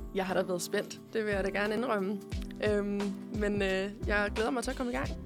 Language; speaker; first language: Danish; native; Danish